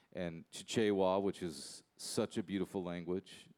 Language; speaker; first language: English; native; English